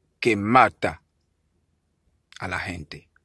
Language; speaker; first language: Spanish; non-native, learner; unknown